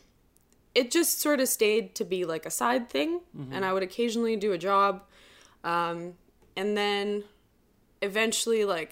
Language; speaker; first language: English; non-native, fluent; Russian